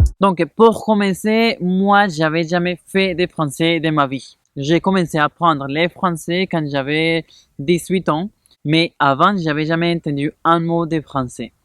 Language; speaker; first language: French; non-native, fluent; Spanish